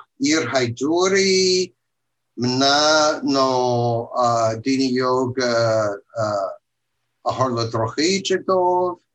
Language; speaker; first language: Irish; non-native, learner; English